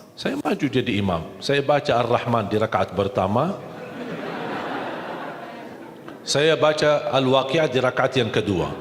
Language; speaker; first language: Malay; non-native, fluent; Arabic